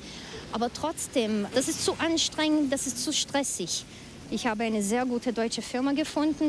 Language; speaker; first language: German; non-native, fluent; Portuguese